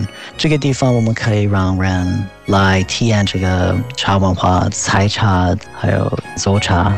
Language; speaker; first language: Chinese; non-native, fluent; English